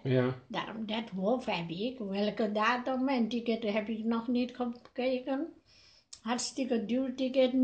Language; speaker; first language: Dutch; non-native, learner; Nepali